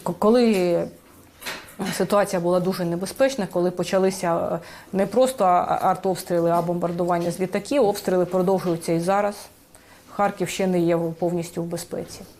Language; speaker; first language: Ukrainian; native; Ukrainian